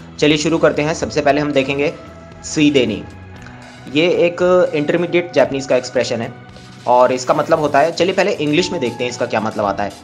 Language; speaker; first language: Hindi; native; Hindi